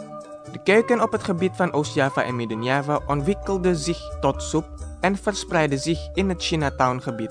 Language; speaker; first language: Dutch; non-native, fluent; Indonesian